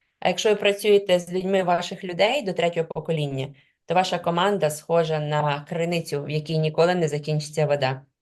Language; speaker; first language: Ukrainian; non-native, local second language; Russian